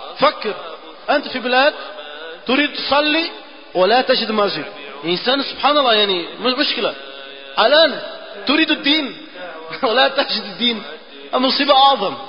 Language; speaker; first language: Arabic; non-native, fluent; Portuguese